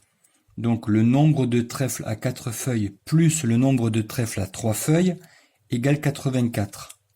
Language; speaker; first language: French; native; French